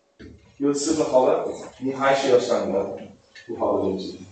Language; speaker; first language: Chinese; non-native, learner; English